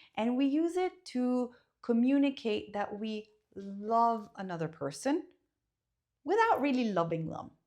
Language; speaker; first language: English; non-native, fluent; Italian